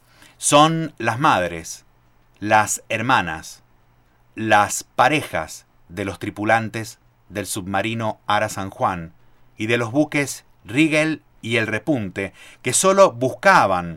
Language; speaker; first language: Spanish; native; Spanish